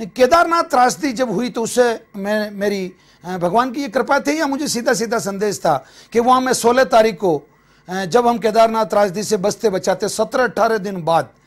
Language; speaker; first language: Hindi; native; Hindi